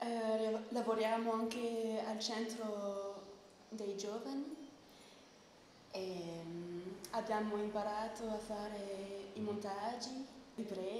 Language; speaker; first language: Italian; non-native, learner; French